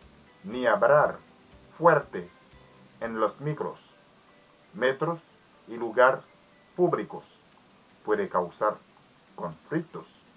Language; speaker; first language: Spanish; non-native, learner; Haitian Creole